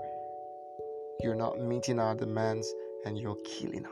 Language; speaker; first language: English; non-native, local second language; Yoruba